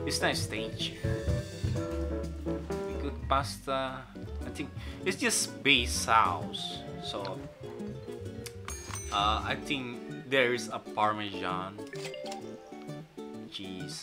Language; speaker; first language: English; non-native, learner; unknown